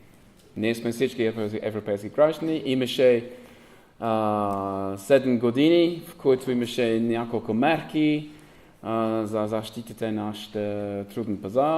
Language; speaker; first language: Bulgarian; non-native, learner; English